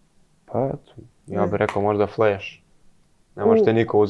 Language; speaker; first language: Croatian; early bilingual, heritage; Croatian